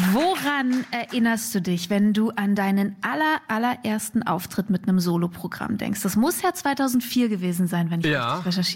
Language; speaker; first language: German; native; German